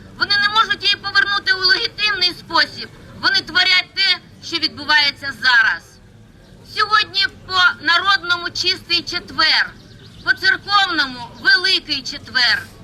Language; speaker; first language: Ukrainian; native; Ukrainian